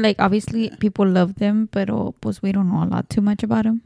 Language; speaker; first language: English; early bilingual, other home language; Spanish